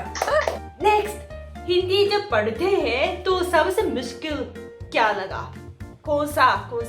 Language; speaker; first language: Hindi; non-native, fluent; Japanese